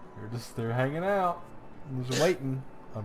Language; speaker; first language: English; native; English